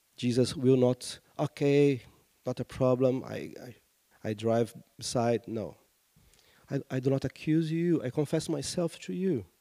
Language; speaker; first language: English; non-native, fluent; Portuguese